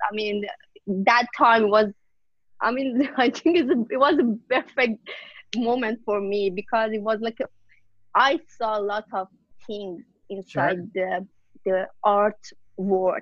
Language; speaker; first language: English; non-native, learner; Persian